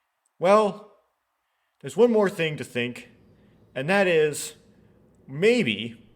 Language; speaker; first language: English; native; English